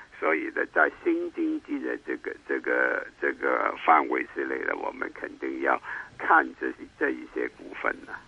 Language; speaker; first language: Chinese; non-native, local second language; Cantonese